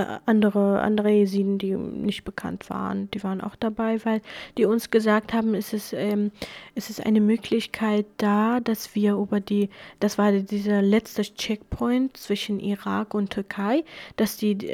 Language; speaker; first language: German; non-native, fluent; Kurdish